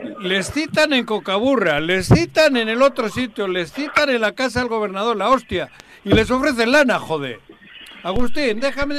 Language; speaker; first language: Spanish; native; Spanish